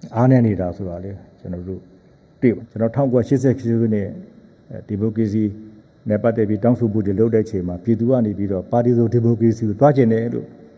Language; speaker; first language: Burmese; native; Burmese